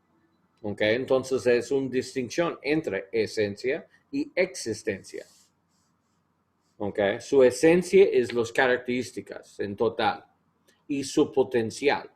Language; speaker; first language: Spanish; non-native, learner; English